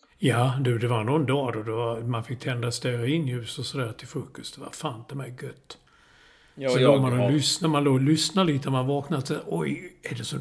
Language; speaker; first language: Swedish; native; Swedish